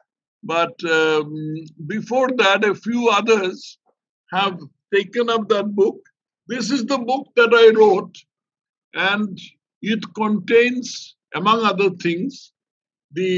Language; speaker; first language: English; non-native, local second language; Bangla